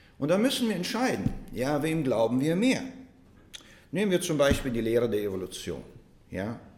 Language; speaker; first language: German; non-native, fluent; Russian